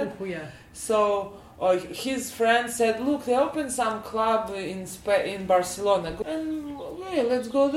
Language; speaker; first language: English; non-native, fluent; Russian